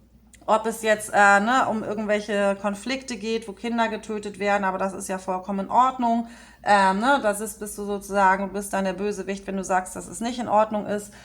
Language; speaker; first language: German; native; German